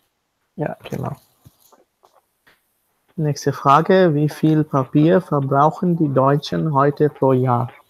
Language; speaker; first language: German; non-native, learner; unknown